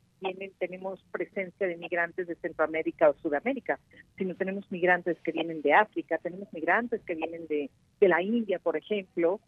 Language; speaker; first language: Spanish; native; Spanish